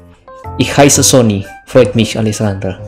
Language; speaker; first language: German; non-native, learner; Indonesian